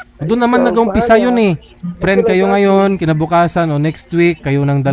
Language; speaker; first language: Filipino; native; Filipino